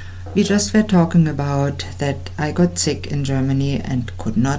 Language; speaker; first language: English; non-native, fluent; German